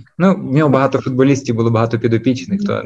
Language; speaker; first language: Ukrainian; native; Ukrainian